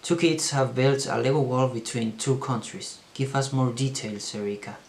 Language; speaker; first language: English; non-native, learner; Spanish